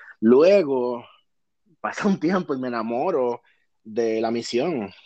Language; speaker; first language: Spanish; native; Spanish